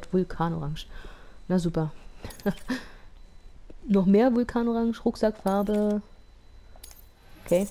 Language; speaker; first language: German; native; German